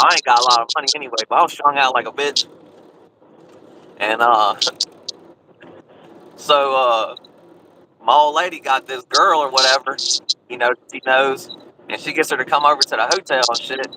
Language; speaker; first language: English; native; English